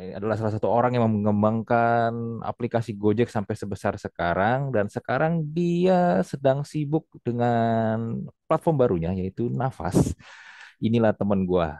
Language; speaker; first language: Indonesian; native; Indonesian